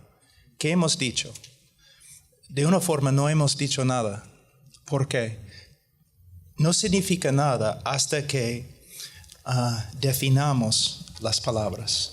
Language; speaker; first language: Spanish; non-native, fluent; English